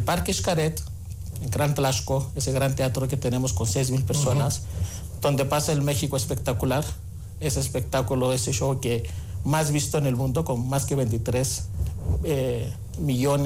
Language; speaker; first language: Spanish; non-native, fluent; Greek